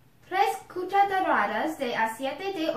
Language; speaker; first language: Spanish; non-native, learner; English